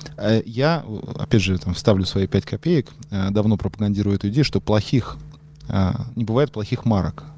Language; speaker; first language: Russian; native; Russian